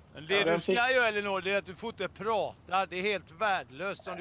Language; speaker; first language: Swedish; native; Swedish